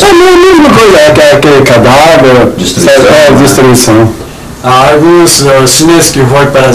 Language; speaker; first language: Portuguese; non-native, learner; Japanese